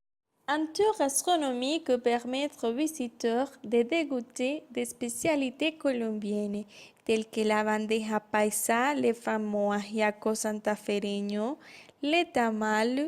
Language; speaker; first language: French; non-native, fluent; Spanish